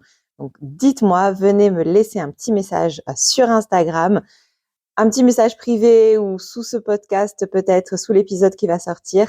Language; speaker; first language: French; native; French